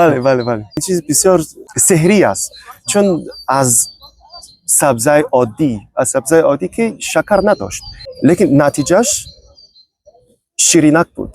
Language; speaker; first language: Persian; non-native, fluent; Chinese